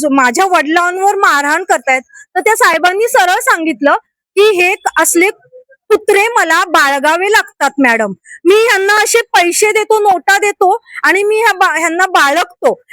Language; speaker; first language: Marathi; native; Marathi